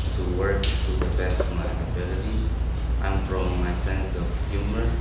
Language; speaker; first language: English; non-native, fluent; Spanish